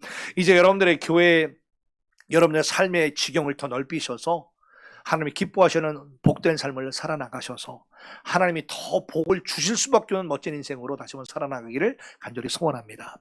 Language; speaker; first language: Korean; native; Korean